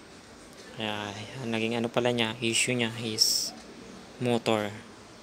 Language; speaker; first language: Filipino; native; Filipino